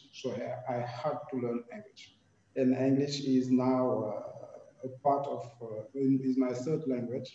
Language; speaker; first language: English; non-native, fluent; Wolof